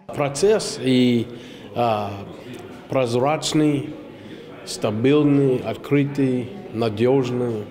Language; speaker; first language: Russian; non-native, fluent; English